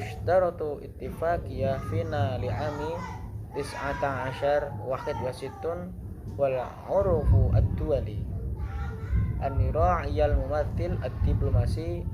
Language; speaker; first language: Arabic; non-native, learner; Indonesian